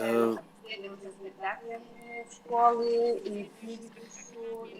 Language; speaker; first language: Russian; non-native, fluent; Lithuanian